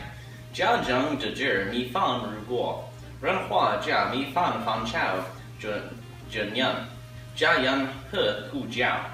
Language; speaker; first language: Chinese; non-native, learner; English